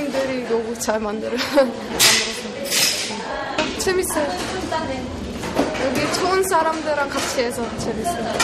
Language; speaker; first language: Korean; non-native, learner; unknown